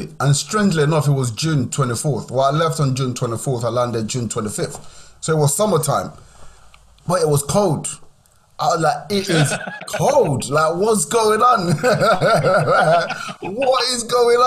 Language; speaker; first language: English; non-native, local second language; Yoruba